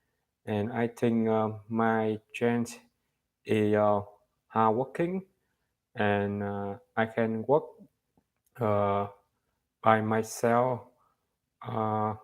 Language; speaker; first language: English; non-native, learner; Vietnamese